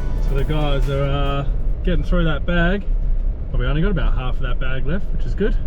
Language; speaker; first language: English; native; English